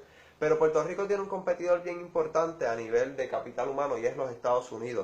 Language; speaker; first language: Spanish; native; Spanish